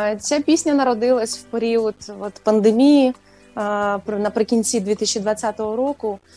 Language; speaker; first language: Ukrainian; non-native, local second language; Russian